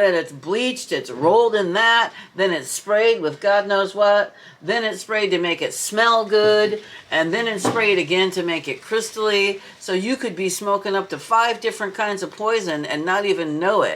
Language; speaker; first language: English; native; English